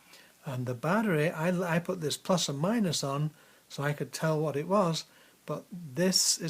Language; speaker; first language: English; native; English